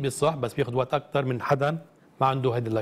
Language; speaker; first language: Arabic; native; Arabic